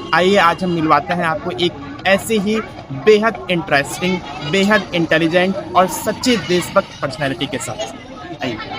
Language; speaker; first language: Hindi; native; Hindi